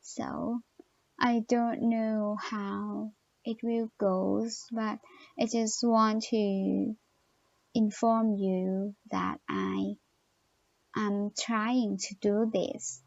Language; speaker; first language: English; non-native, learner; Thai